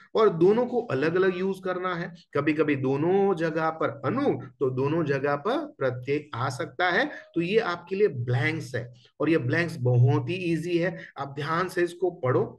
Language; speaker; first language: Hindi; non-native, local second language; Gujarati